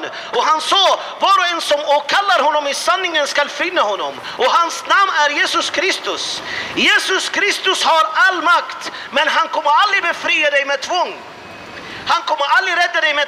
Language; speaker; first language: Swedish; non-native, fluent; Arabic